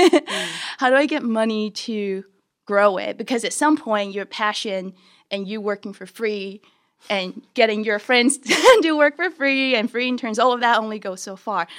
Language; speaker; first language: English; early bilingual, other home language; Chinese